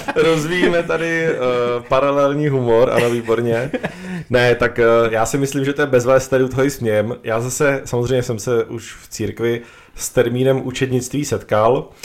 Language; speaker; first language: Czech; native; Czech